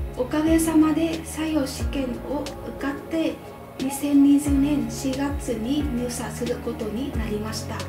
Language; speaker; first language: Japanese; non-native, fluent; Vietnamese